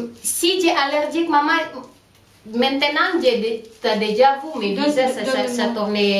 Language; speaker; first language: French; non-native, learner; Indonesian